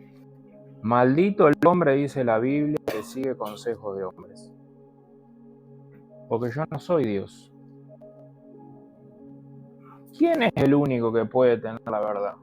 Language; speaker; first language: Spanish; native; Spanish